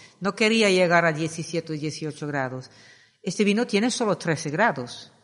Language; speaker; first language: Spanish; non-native, fluent; Dutch